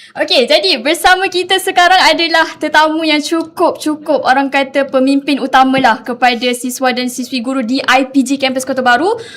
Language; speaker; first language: Malay; native; Malay